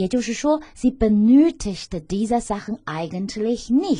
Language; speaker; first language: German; non-native, fluent; Chinese